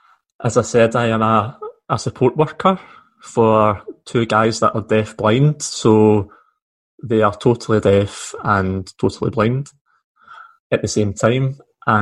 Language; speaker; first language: English; native; English